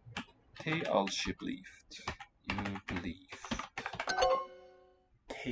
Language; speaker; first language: Dutch; non-native, learner; English